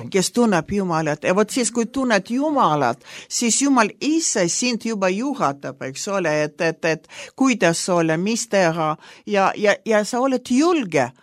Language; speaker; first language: Estonian; non-native, local second language; Russian